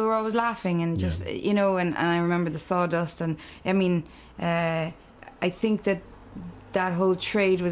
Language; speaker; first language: English; native; English